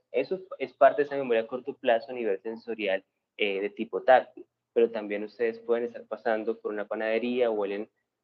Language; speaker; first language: Spanish; native; Spanish